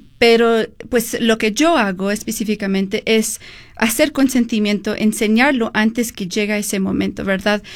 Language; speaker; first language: Spanish; early bilingual, heritage; Spanish